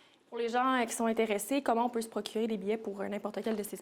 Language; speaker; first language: French; native; French